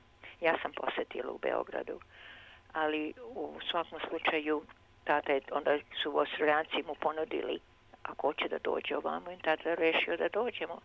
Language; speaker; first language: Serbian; early bilingual, heritage; Serbian